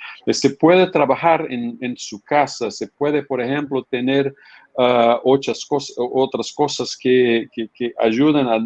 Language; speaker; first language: Spanish; non-native, fluent; Portuguese